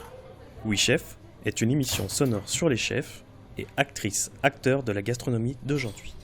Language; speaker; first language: French; native; French